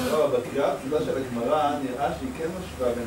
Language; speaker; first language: Hebrew; native; Hebrew